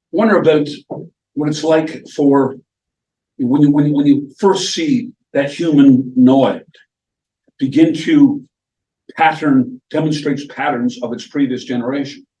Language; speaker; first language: English; native; English